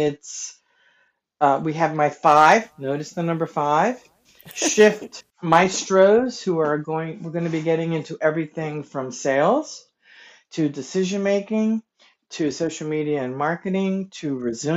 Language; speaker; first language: English; native; English